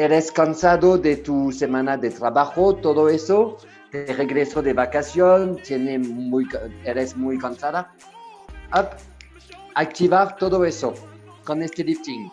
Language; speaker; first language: Spanish; non-native, learner; French